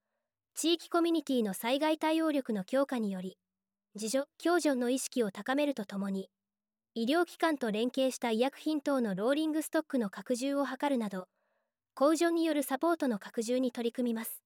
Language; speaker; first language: Japanese; native; Japanese